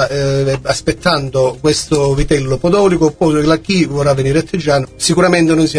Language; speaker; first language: Italian; native; Italian